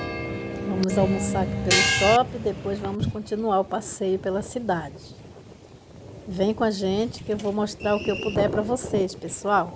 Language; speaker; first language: Portuguese; native; Portuguese